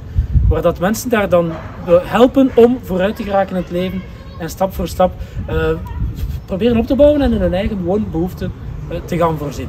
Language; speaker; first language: Dutch; native; Dutch